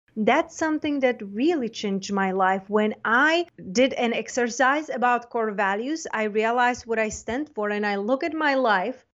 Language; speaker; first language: English; non-native, fluent; Czech